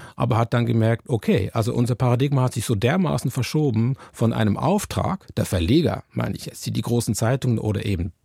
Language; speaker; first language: German; native; German